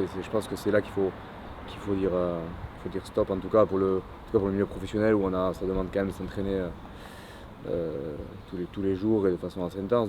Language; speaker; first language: French; native; French